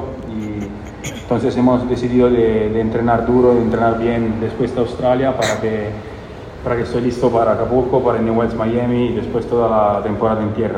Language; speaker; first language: Spanish; non-native, fluent; Italian